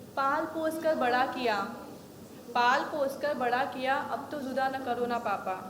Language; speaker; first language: Hindi; native; Hindi